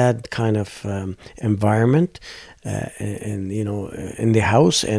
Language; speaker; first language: English; non-native, fluent; Arabic